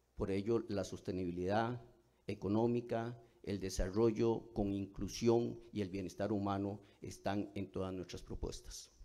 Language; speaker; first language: Spanish; native; Spanish